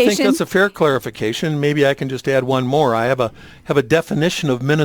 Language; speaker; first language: English; native; English